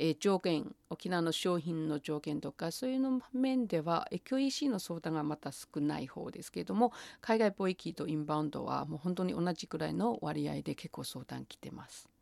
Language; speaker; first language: Japanese; non-native, fluent; Chinese